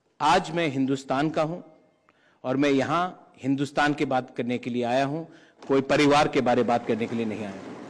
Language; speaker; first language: Hindi; non-native, local second language; Kok Borok